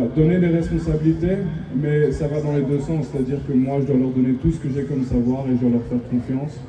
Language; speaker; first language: French; native; French